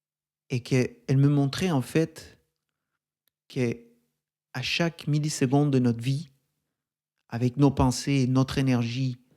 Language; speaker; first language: French; native; French